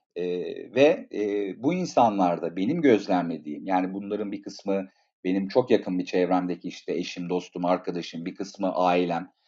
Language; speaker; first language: Turkish; native; Turkish